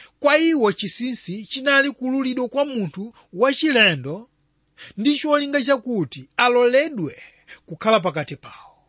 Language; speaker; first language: Nyanja; non-native, local second language; Tumbuka